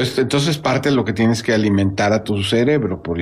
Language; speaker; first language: Spanish; native; Spanish